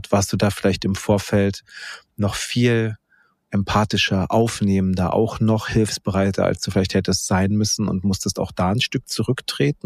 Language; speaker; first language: German; native; German